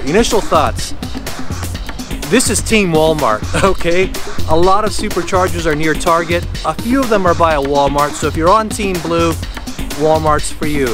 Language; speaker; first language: English; native; English